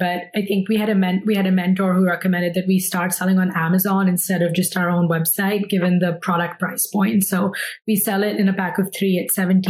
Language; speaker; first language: English; non-native, local second language; Hindi